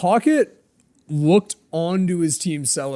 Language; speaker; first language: English; native; English